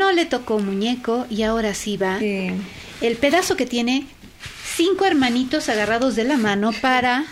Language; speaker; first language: Spanish; native; Spanish